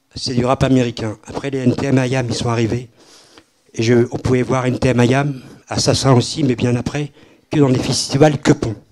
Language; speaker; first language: French; native; French